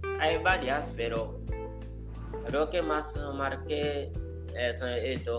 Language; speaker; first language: Spanish; non-native, learner; Haitian Creole